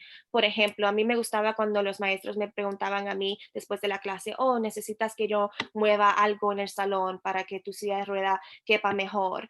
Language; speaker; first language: Spanish; early bilingual, heritage; Spanish